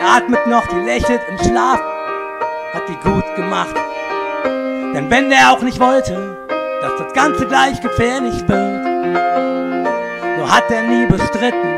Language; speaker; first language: German; native; German